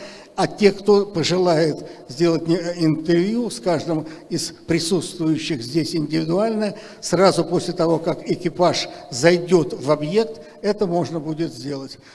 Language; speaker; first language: Russian; native; Russian